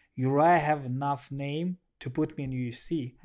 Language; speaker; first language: English; non-native, learner; Russian